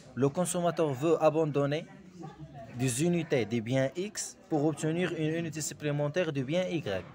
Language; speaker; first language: French; non-native, local second language; Arabic